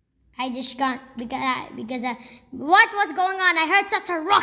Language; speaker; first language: English; native; English